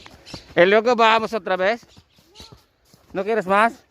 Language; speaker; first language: Spanish; non-native, learner; Filipino